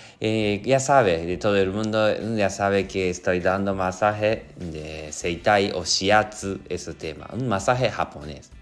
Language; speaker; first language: Spanish; non-native, learner; Japanese